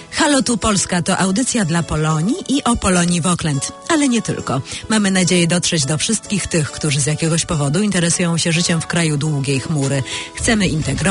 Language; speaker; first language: Polish; native; Polish